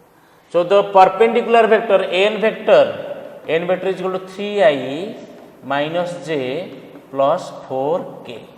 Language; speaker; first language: English; non-native, local second language; Odia